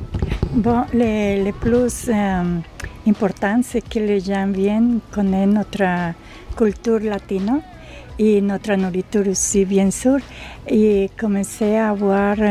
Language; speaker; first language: French; non-native, learner; Spanish